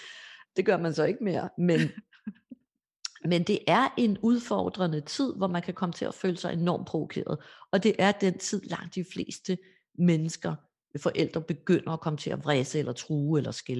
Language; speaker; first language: Danish; native; Danish